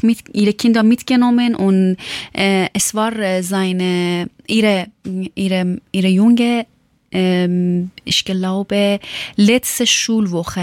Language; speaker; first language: German; non-native, learner; Persian